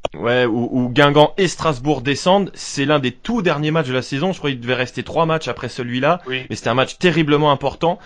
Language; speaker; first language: French; native; French